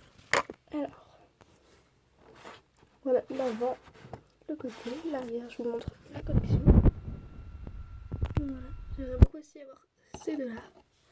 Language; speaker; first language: French; native; French